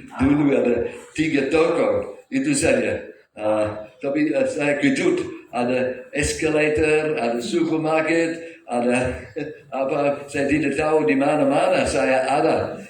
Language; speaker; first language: Indonesian; non-native, fluent; English